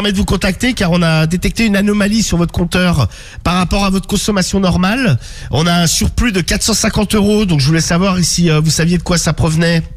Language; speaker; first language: French; native; French